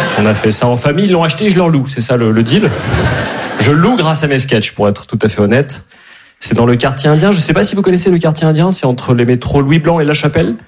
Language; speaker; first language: French; native; French